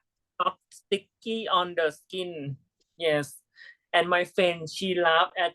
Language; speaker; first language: English; non-native, learner; Thai